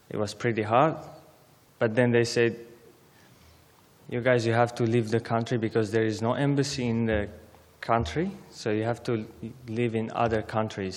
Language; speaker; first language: English; non-native, learner; Armenian